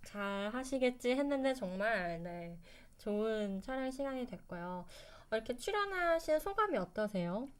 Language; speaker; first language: Korean; native; Korean